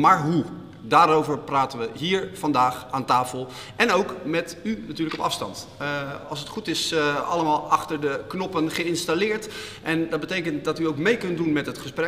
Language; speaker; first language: Dutch; native; Dutch